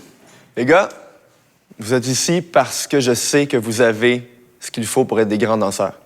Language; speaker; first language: French; native; French